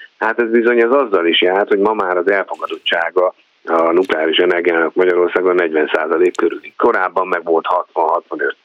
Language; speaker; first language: Hungarian; native; Hungarian